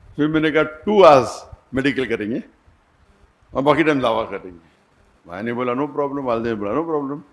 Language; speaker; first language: Urdu; non-native, local second language; Konkani